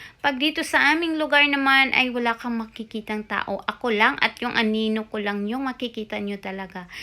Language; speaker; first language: Filipino; native; Filipino